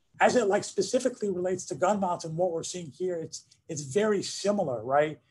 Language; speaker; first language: English; native; English